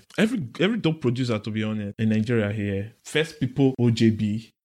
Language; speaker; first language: English; non-native, local second language; Bini